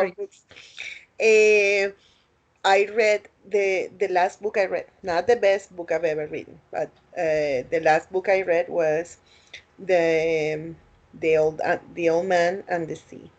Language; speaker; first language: English; non-native, fluent; Spanish